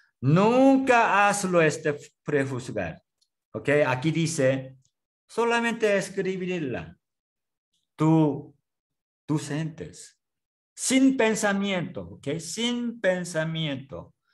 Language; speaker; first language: Spanish; non-native, learner; Korean